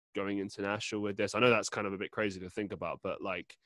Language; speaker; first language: English; native; English